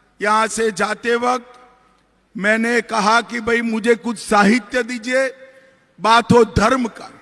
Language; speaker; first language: Hindi; non-native, local second language; Gujarati